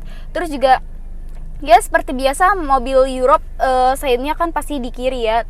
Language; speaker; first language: Indonesian; native; Indonesian